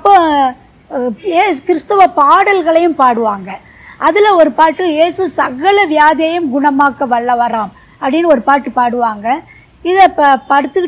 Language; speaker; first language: Tamil; non-native, local second language; Urdu